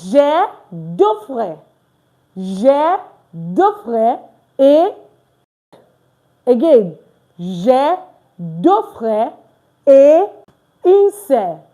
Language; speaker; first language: French; non-native, fluent; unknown